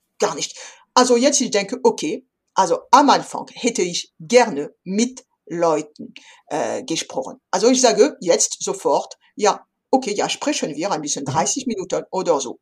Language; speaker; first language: German; non-native, fluent; French